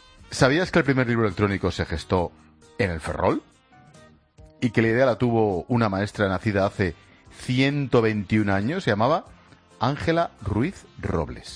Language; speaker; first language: Spanish; native; Spanish